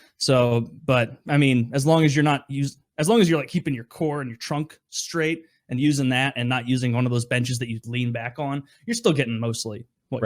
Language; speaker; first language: English; native; English